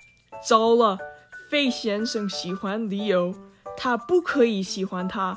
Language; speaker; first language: Chinese; non-native, learner; English